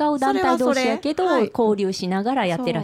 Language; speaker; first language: Japanese; native; Japanese